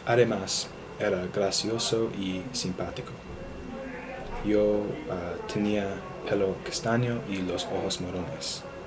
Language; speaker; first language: Spanish; non-native, learner; English